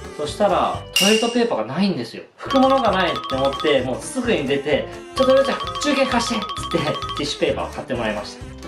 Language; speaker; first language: Japanese; native; Japanese